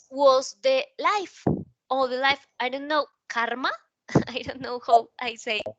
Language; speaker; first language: English; non-native, learner; Spanish